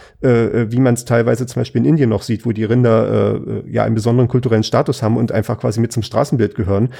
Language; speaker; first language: German; native; German